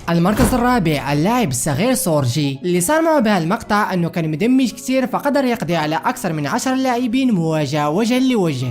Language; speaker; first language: Arabic; native; Arabic